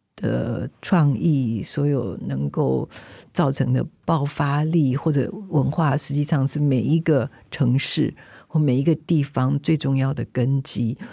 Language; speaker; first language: Chinese; native; Chinese